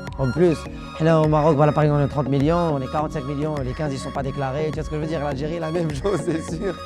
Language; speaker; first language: French; non-native, local second language; Arabic